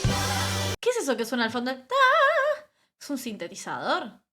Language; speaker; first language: Spanish; native; Spanish